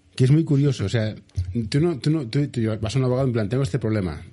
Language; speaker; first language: Spanish; native; Spanish